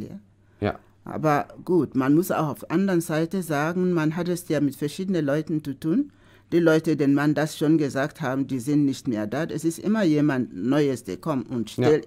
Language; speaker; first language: German; non-native, fluent; Igbo